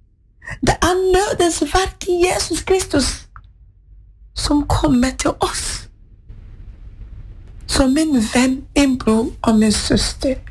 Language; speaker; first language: Norwegian; non-native, fluent; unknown